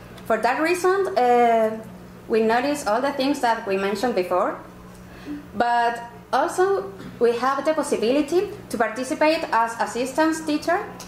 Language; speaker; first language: English; non-native, fluent; Spanish